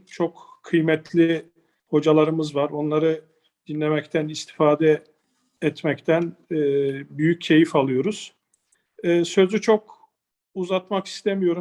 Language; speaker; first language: Turkish; native; Turkish